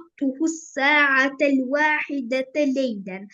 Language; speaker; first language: Arabic; non-native, learner; Albanian